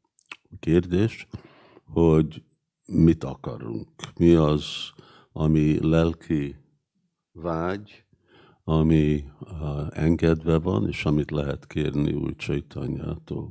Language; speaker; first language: Hungarian; early bilingual, heritage; Hungarian